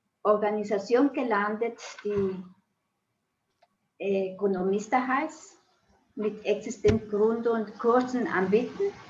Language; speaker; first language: German; non-native, fluent; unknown